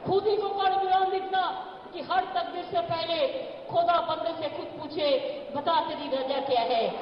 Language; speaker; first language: Hindi; non-native, local second language; Bangla